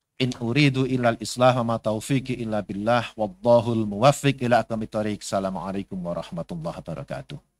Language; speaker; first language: Indonesian; native; Indonesian